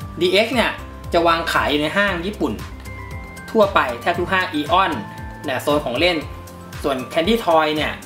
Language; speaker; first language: Thai; native; Thai